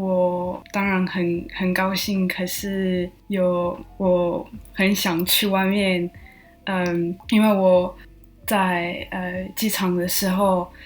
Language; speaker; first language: Chinese; non-native, learner; French